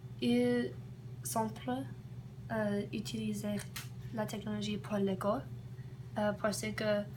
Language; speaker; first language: French; non-native, learner; English